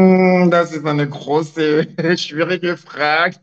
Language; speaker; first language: German; non-native, local second language; French